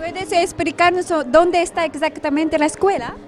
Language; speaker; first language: Spanish; non-native, learner; Japanese